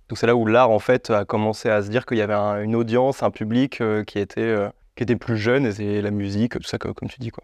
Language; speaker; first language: French; native; French